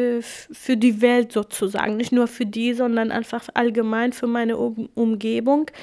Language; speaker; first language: German; non-native, fluent; Kurdish